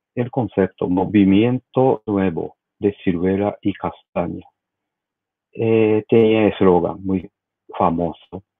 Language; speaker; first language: Spanish; non-native, learner; Japanese